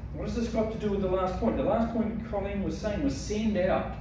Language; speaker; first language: English; native; English